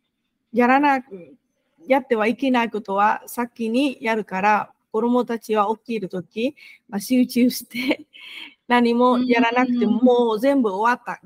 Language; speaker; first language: Japanese; non-native, fluent; Vietnamese